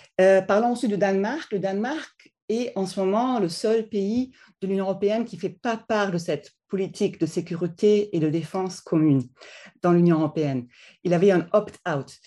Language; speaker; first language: French; non-native, fluent; German